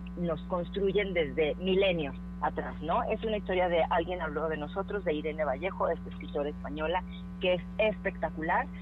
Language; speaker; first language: Spanish; native; Spanish